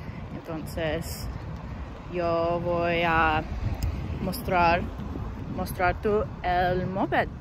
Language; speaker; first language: Spanish; non-native, learner; English